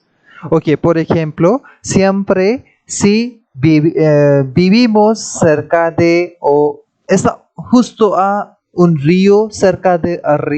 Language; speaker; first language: Spanish; non-native, fluent; Hindi